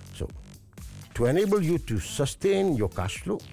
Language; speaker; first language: English; non-native, local second language; Morisyen